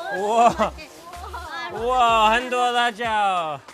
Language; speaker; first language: Chinese; non-native, learner; English